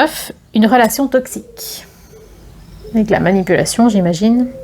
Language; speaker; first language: French; native; French